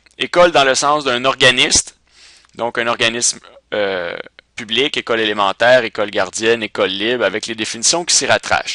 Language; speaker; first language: French; native; French